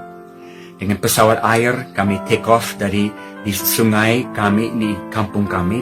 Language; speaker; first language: Indonesian; non-native, fluent; English